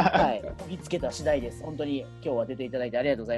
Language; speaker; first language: Japanese; native; Japanese